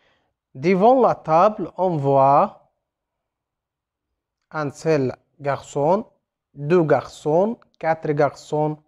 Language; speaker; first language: French; non-native, fluent; Arabic